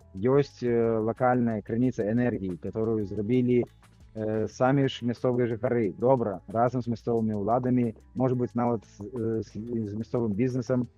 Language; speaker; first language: Belarusian; non-native, local second language; Russian